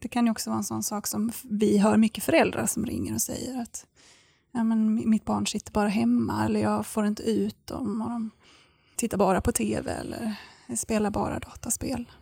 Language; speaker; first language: Swedish; native; Swedish